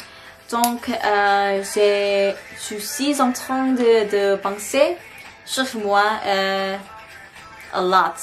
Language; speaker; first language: French; non-native, learner; Korean